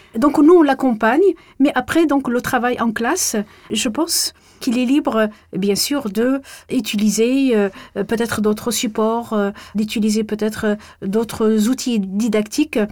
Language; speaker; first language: French; non-native, local second language; Arabic